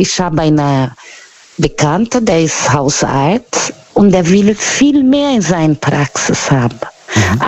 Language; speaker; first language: German; non-native, fluent; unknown